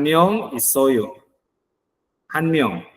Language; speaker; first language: Korean; non-native, fluent; Filipino